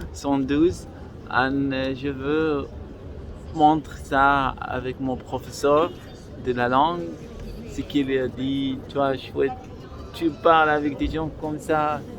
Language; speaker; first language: French; non-native, learner; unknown